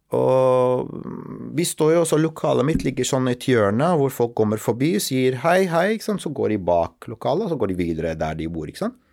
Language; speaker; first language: Norwegian; non-native, fluent; Arabic